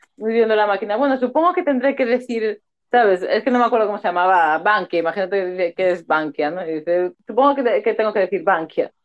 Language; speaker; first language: Spanish; native; Spanish